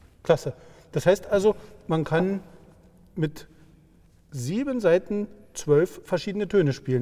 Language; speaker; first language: German; native; German